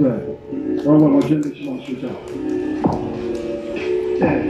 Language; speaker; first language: Chinese; non-native, learner; English